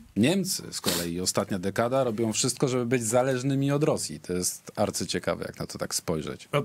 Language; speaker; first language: Polish; native; Polish